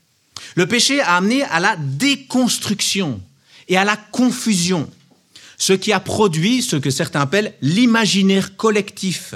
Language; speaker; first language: French; native; French